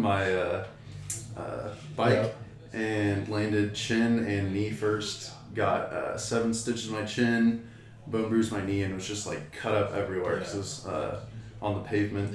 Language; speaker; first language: English; native; English